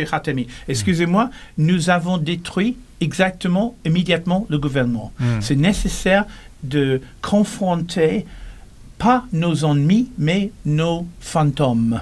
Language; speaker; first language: French; non-native, learner; English